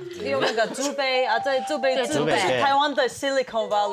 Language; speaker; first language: Chinese; non-native, fluent; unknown